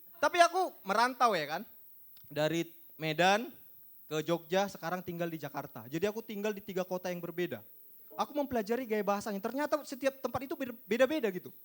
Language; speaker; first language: Indonesian; native; Indonesian